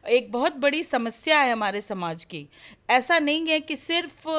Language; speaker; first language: Hindi; native; Hindi